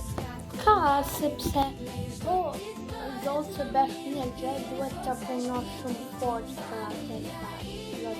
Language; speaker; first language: Albanian; early bilingual, heritage; Albanian